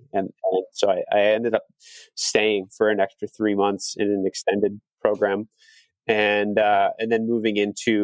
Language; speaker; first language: English; native; English